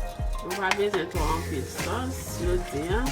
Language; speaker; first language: French; non-native, learner; Haitian Creole